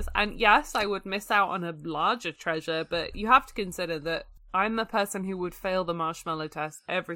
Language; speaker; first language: English; native; English